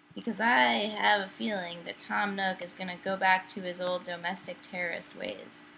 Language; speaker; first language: English; native; English